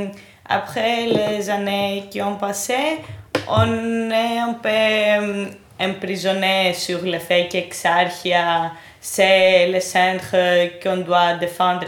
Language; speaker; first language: French; non-native, fluent; Greek